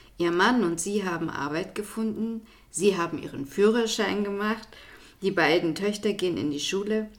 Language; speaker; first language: German; native; German